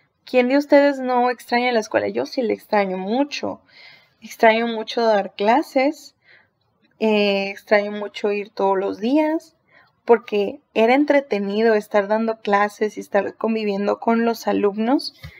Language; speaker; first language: Spanish; native; Spanish